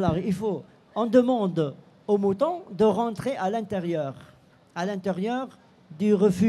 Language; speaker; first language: French; non-native, local second language; Arabic